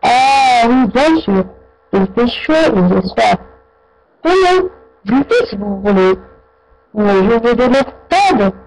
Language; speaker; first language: French; non-native, learner; Arabic